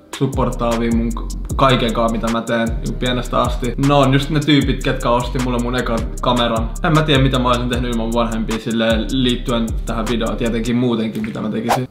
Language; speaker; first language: Finnish; early bilingual, other home language; Arabic